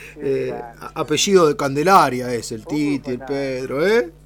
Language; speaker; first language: Spanish; native; Spanish